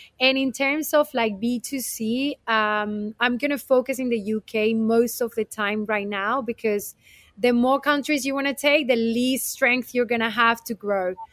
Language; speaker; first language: English; non-native, fluent; Spanish